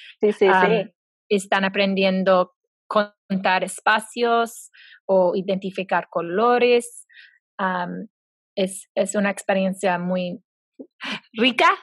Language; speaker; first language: Spanish; non-native, fluent; English